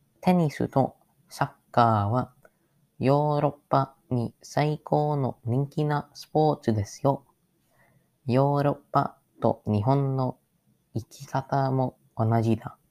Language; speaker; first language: Japanese; non-native, learner; English